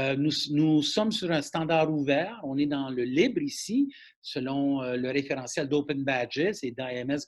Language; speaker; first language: French; native; French